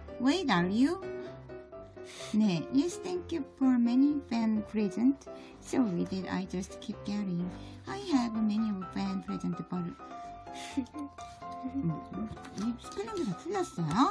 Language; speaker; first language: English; non-native, learner; Korean